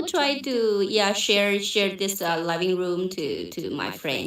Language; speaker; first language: English; non-native, fluent; Chinese